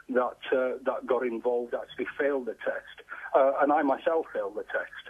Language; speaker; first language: English; native; English